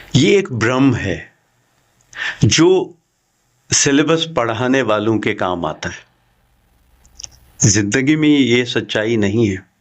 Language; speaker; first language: Hindi; non-native, local second language; Kashmiri